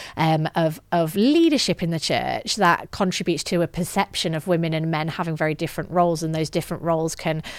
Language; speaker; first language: English; native; English